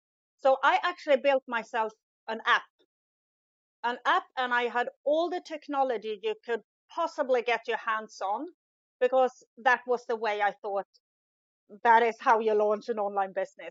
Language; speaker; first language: English; non-native, fluent; Swedish